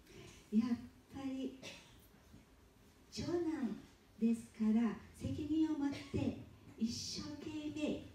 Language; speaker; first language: Japanese; early bilingual, heritage; Japanese